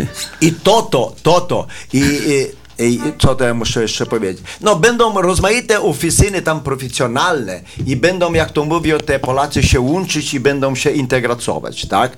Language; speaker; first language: Polish; early bilingual, heritage; Polish